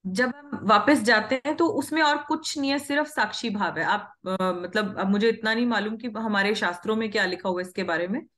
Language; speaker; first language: Hindi; non-native, local second language; Punjabi